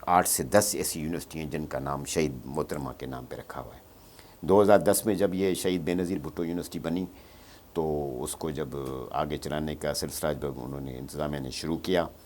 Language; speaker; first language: Urdu; non-native, local second language; Sindhi